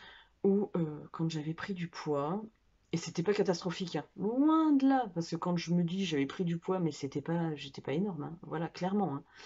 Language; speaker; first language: French; native; French